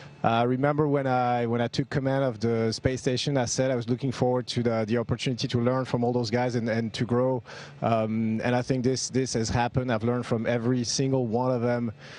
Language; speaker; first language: English; non-native, fluent; French